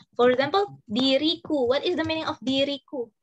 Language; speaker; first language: English; non-native, fluent; Indonesian